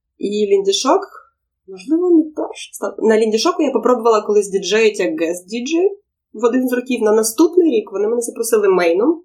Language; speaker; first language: Ukrainian; non-native, local second language; Russian